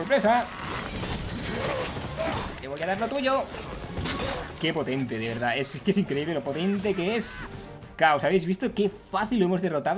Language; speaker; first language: Spanish; native; Spanish